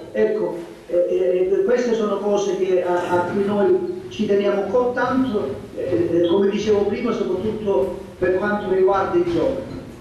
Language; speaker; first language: Italian; native; Italian